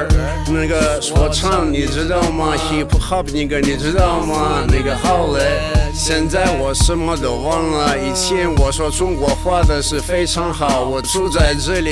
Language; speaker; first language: Chinese; non-native, learner; Russian